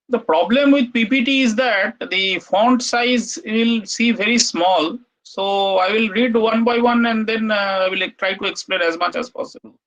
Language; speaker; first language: English; non-native, local second language; Bangla